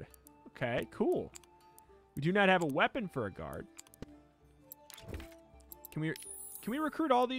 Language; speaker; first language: English; native; English